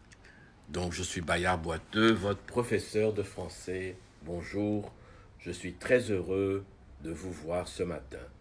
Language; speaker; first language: French; non-native, fluent; Portuguese